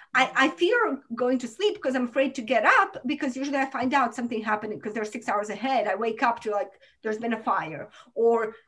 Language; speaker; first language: English; non-native, fluent; Croatian